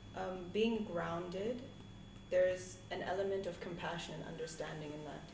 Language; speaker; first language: English; non-native, local second language; Tswana